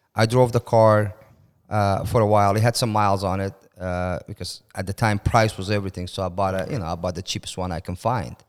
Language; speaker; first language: English; non-native, fluent; Persian